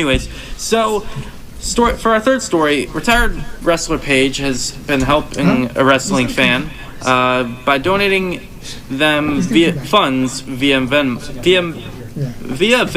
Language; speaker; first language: English; native; English